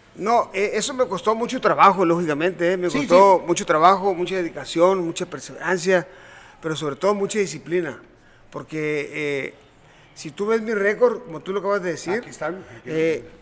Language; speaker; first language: Spanish; native; Spanish